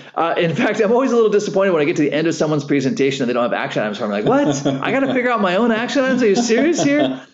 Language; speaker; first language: English; native; English